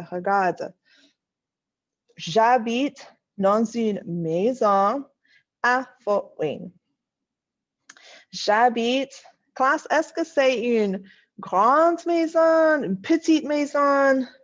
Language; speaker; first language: French; non-native, fluent; English